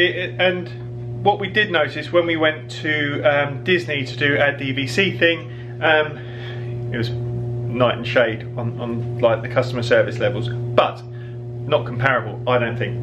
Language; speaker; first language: English; native; English